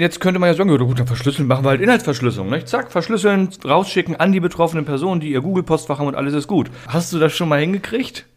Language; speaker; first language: German; native; German